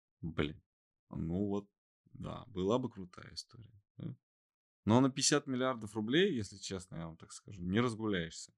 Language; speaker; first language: Russian; native; Russian